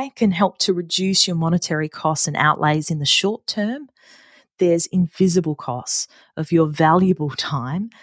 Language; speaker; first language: English; native; English